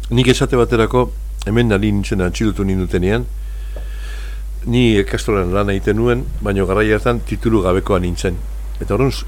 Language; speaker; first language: Basque; native; Basque